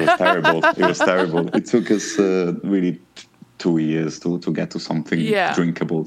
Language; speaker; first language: English; non-native, fluent; Italian